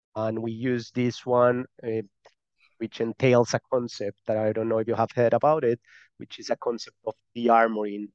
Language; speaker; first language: English; non-native, fluent; Spanish